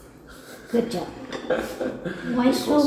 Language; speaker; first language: English; non-native, learner; Vietnamese